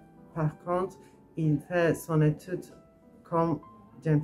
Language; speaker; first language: French; non-native, learner; Turkish